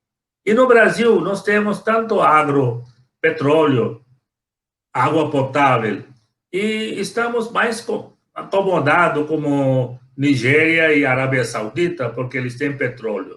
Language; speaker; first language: Portuguese; non-native, fluent; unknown